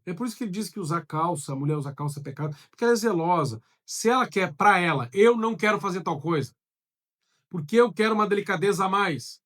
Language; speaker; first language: Portuguese; native; Portuguese